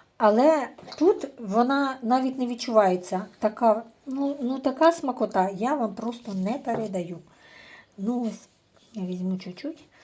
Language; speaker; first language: Ukrainian; non-native, local second language; Russian